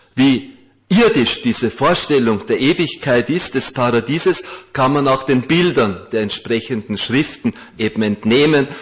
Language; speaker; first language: German; native; German